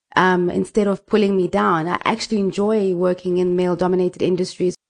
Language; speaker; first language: English; non-native, local second language; Northern Sotho